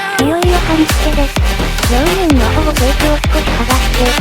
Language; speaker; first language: Japanese; native; Japanese